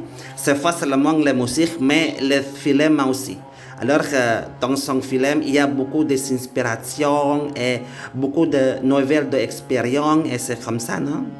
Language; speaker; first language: French; non-native, learner; Indonesian